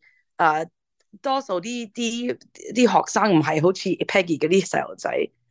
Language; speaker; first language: Cantonese; early bilingual, heritage; English